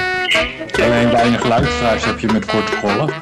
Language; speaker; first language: Dutch; native; Dutch